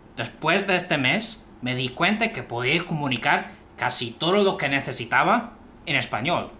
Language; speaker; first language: Spanish; non-native, fluent; English